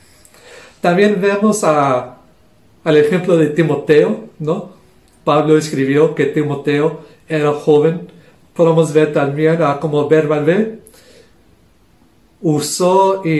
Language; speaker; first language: Spanish; non-native, local second language; English